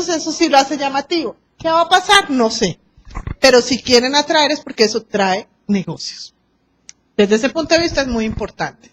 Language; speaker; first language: Spanish; native; Spanish